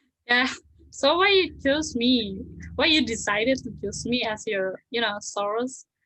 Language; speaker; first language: English; non-native, learner; Indonesian